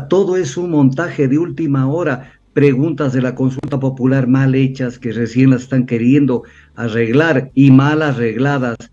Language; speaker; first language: Spanish; native; Spanish